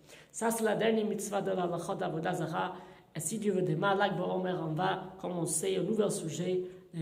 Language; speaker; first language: French; non-native, fluent; English